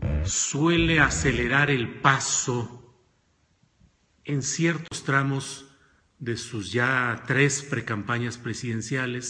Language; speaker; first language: Spanish; native; Spanish